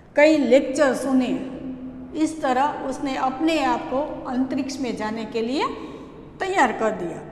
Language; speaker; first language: Hindi; non-native, local second language; Gujarati